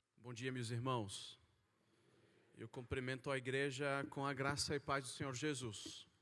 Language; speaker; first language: Portuguese; non-native, fluent; Arabic